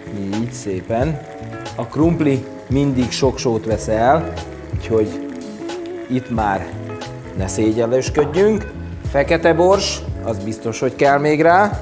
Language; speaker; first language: Hungarian; native; Hungarian